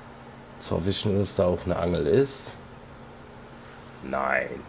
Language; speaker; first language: German; native; German